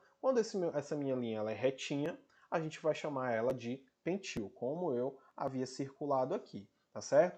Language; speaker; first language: Portuguese; native; Portuguese